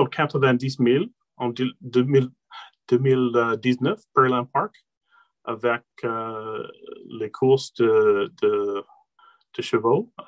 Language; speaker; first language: French; non-native, local second language; English